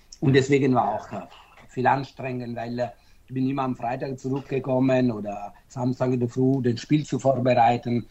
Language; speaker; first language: German; non-native, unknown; Italian